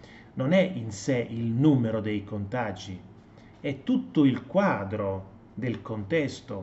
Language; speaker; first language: Italian; native; Italian